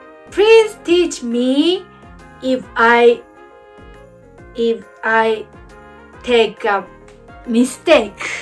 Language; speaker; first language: English; non-native, learner; Japanese